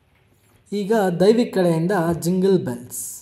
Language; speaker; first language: Kannada; native; Kannada